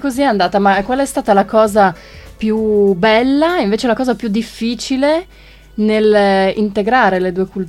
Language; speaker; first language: Italian; native; Italian